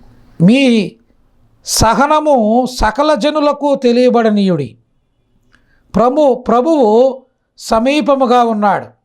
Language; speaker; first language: Telugu; native; Telugu